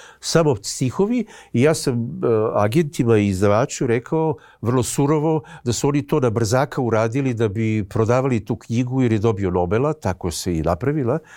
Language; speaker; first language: Serbian; native; Serbian